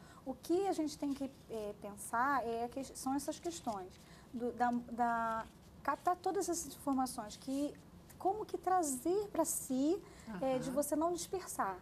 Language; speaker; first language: Portuguese; native; Portuguese